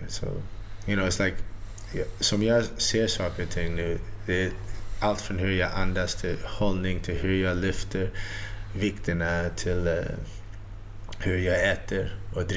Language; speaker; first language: Swedish; early bilingual, heritage; Swedish